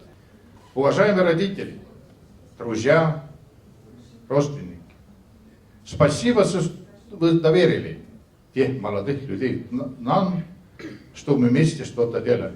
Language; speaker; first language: Russian; non-native, fluent; Estonian